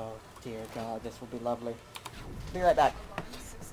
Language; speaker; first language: English; native; English